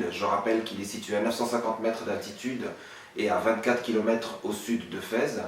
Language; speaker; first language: French; non-native, local second language; Arabic